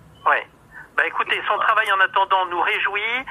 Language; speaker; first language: French; native; French